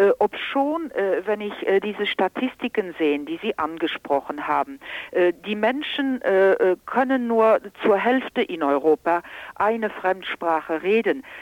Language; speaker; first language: German; non-native, local second language; Luxembourgish